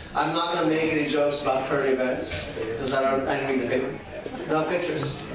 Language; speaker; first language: English; native; English